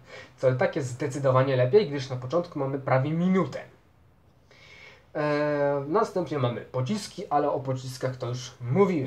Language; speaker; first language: Polish; native; Polish